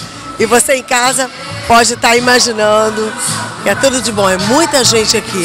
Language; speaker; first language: Portuguese; native; Portuguese